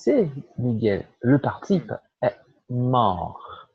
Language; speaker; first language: French; non-native, fluent; Portuguese